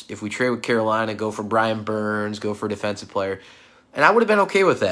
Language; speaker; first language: English; native; English